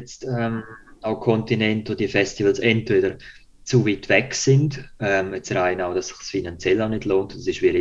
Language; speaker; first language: German; native; German